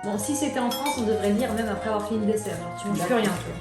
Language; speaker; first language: French; native; French